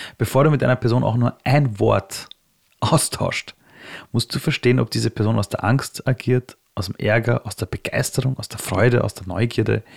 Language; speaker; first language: German; early bilingual, other home language; Persian